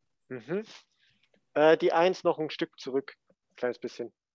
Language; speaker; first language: German; native; German